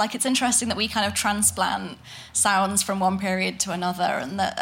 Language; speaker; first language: English; native; English